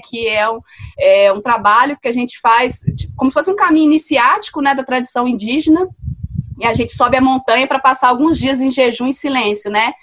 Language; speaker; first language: Portuguese; native; Portuguese